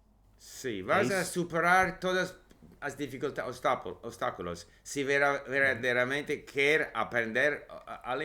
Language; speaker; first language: Portuguese; non-native, learner; English